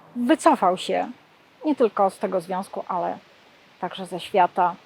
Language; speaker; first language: Polish; native; Polish